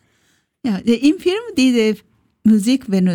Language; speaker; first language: German; non-native, learner; Japanese